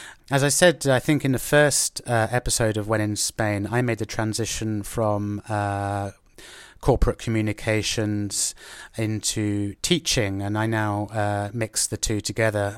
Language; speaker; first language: English; native; English